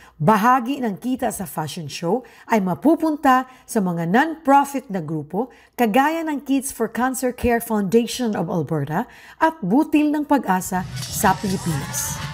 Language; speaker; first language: Filipino; native; Filipino